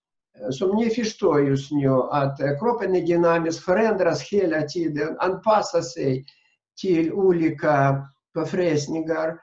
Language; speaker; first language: Swedish; non-native, fluent; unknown